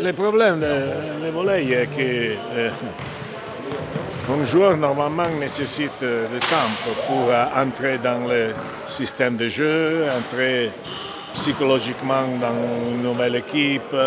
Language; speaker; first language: French; non-native, learner; Italian